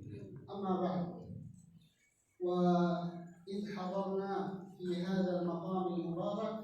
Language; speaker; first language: Arabic; native; Arabic